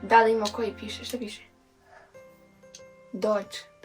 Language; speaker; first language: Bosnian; early bilingual, heritage; Serbian